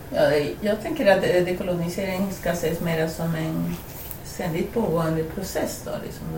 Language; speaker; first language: Swedish; non-native, fluent; Spanish